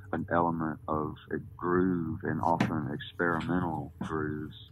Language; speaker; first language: English; native; English